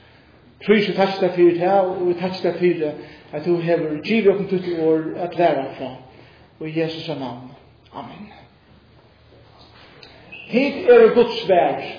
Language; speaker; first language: Swedish; non-native, learner; Faroese